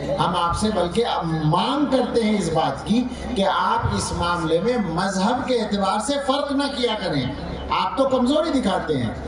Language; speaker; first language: Urdu; native; Urdu